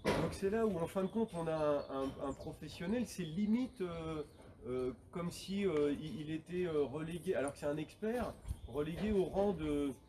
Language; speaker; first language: French; native; French